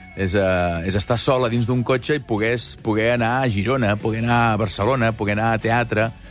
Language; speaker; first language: Catalan; native; Catalan